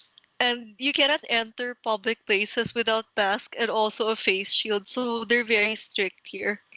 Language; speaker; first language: English; non-native, local second language; Filipino